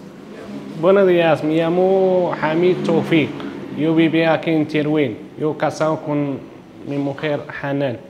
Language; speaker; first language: Spanish; non-native, learner; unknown